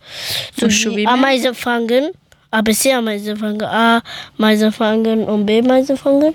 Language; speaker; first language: German; early bilingual, other home language; Persian